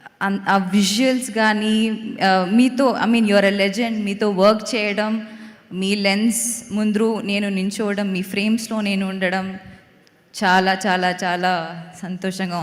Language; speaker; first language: Telugu; non-native, fluent; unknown